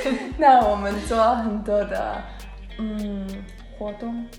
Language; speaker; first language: Chinese; non-native, learner; German